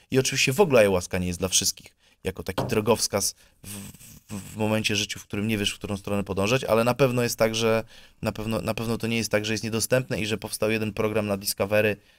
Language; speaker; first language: Polish; native; Polish